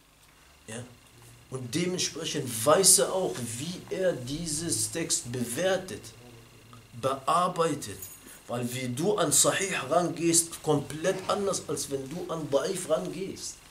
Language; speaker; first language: German; non-native, fluent; Arabic